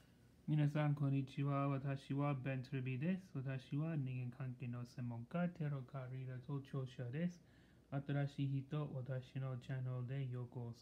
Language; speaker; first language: Japanese; non-native, learner; English